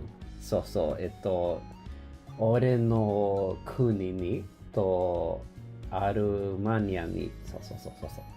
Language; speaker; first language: Japanese; non-native, learner; English